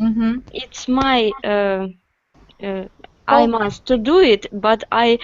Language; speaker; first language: English; non-native, learner; Russian